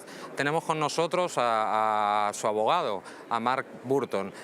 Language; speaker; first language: Spanish; native; Spanish